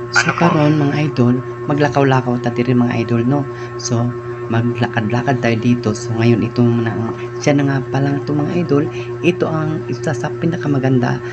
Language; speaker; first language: Filipino; non-native, local second language; Masbatenyo